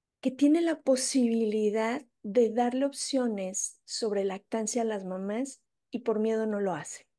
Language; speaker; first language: Spanish; native; Spanish